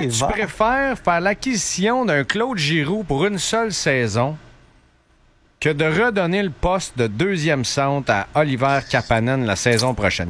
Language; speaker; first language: French; native; French